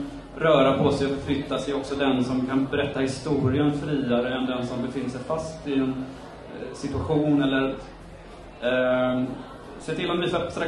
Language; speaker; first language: Swedish; native; Swedish